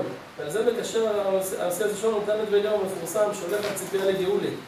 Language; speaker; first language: Hebrew; native; Hebrew